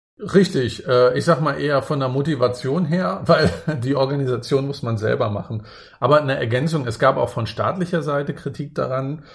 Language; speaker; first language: German; native; German